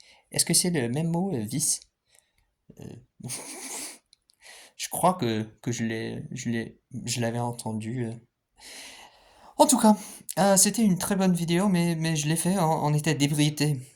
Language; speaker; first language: French; non-native, fluent; English